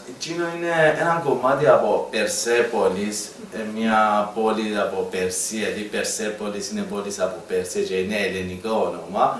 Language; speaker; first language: Greek; non-native, learner; Persian